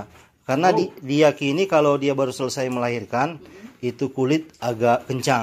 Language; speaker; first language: Indonesian; native; Indonesian